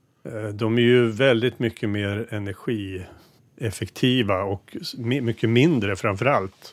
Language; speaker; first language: Swedish; native; Swedish